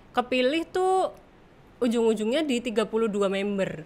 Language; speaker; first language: Indonesian; native; Indonesian